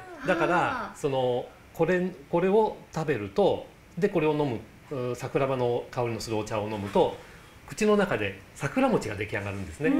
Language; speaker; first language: Japanese; native; Japanese